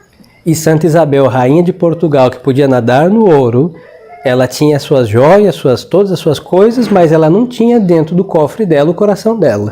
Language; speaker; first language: Portuguese; non-native, fluent; Spanish